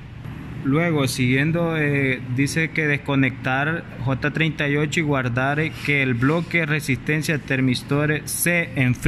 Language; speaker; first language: Spanish; native; Spanish